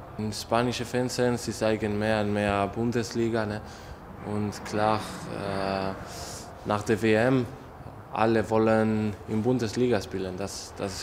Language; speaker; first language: German; non-native, learner; Spanish